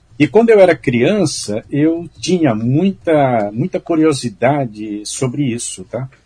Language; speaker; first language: Portuguese; native; Portuguese